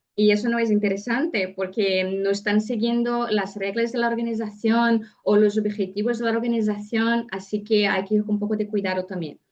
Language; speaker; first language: Spanish; non-native, fluent; Portuguese